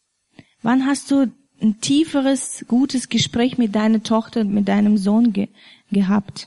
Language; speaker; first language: German; non-native, fluent; Russian